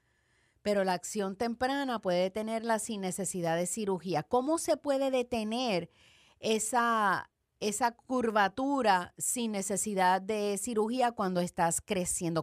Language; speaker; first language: Spanish; native; Spanish